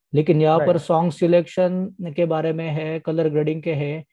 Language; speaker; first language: Hindi; non-native, local second language; Marathi